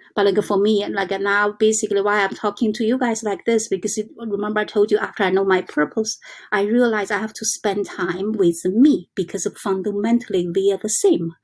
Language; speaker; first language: English; non-native, learner; Chinese